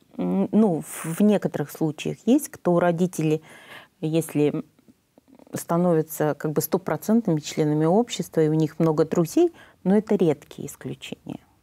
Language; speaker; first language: Russian; native; Russian